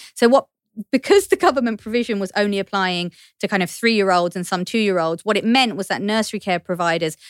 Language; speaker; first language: English; native; English